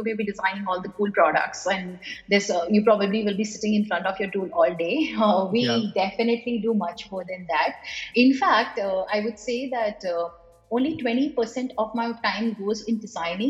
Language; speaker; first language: English; non-native, local second language; Hindi